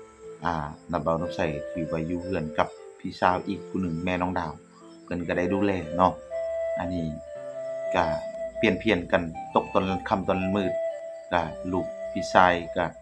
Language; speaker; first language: Thai; non-native, local second language; Lao